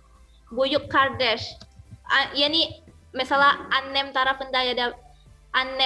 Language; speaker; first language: Turkish; non-native, fluent; Indonesian